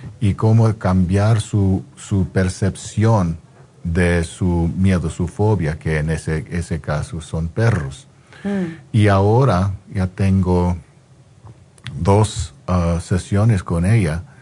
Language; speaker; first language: Spanish; non-native, fluent; English